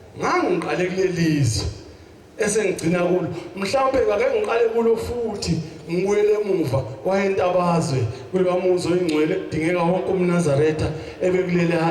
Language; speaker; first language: Zulu; native; Zulu